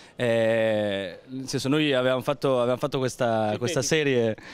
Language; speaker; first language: Italian; native; Italian